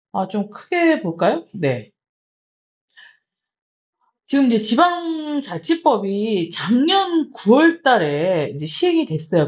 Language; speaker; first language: Korean; native; Korean